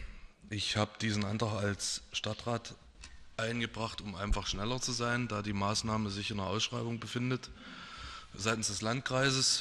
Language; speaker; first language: German; native; German